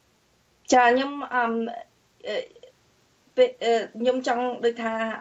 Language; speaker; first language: Khmer; early bilingual, heritage; Khmer